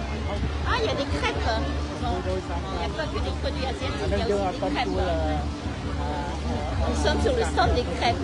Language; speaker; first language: French; early bilingual, other home language; Vietnamese